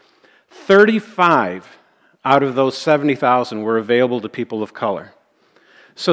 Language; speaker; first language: English; native; English